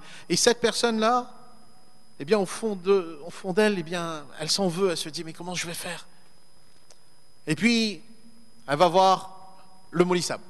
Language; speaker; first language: French; native; French